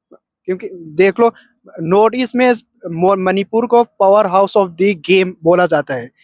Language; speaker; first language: Hindi; non-native, local second language; Manipuri